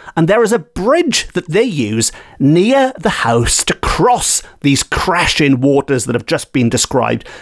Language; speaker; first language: English; native; English